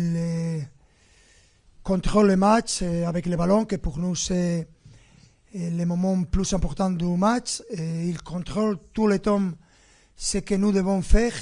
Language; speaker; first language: French; non-native, fluent; Spanish